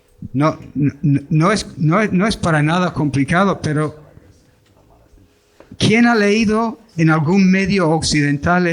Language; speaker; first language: Spanish; non-native, fluent; English